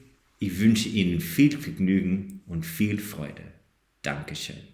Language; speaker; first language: German; non-native, fluent; English